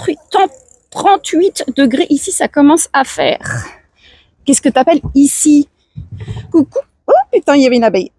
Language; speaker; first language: French; native; French